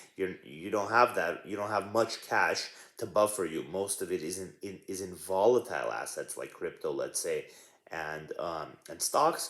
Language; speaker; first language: English; native; English